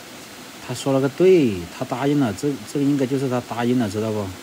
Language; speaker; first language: Chinese; native; Chinese